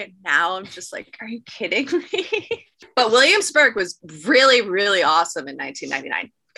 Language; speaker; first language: English; native; English